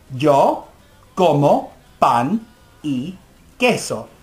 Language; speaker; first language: Spanish; non-native, fluent; English